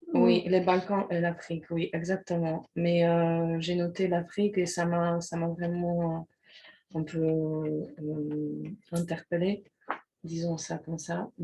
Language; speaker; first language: French; non-native, fluent; Polish